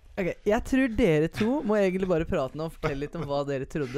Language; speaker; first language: Norwegian; early bilingual, other home language; English